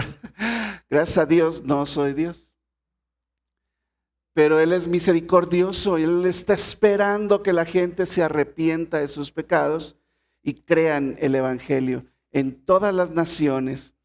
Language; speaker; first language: Spanish; native; Spanish